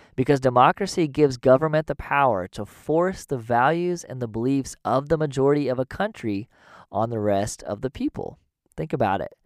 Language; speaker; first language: English; native; English